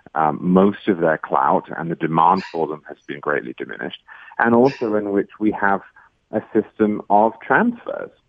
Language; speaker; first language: English; native; English